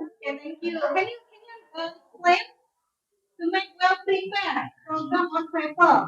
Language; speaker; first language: English; non-native, fluent; Indonesian